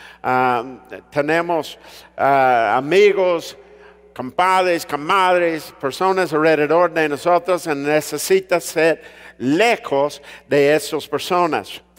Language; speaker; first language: Spanish; early bilingual, heritage; Spanish